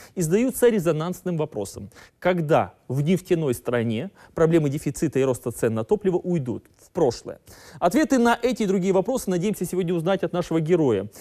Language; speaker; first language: Russian; native; Russian